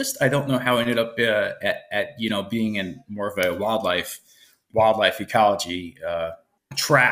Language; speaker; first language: English; native; English